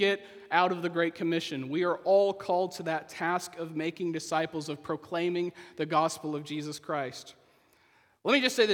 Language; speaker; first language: English; native; English